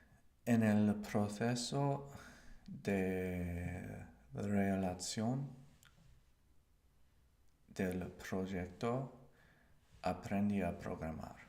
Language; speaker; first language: Spanish; non-native, learner; English